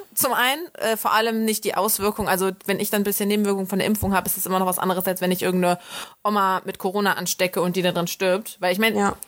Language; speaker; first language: German; native; German